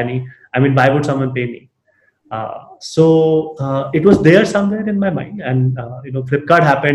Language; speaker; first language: English; non-native, local second language; Hindi